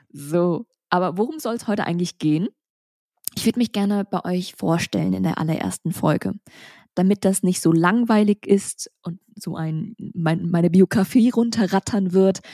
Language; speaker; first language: German; early bilingual, other home language; Vietnamese